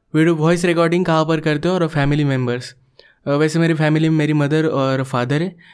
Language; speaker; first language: Hindi; non-native, local second language; Marathi